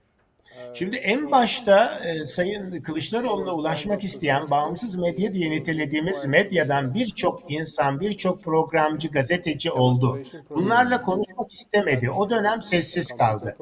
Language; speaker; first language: Turkish; native; Turkish